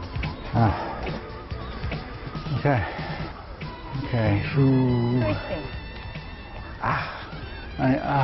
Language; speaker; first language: Korean; non-native, learner; English